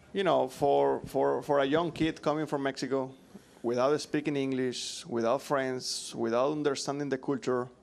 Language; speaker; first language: English; non-native, fluent; Spanish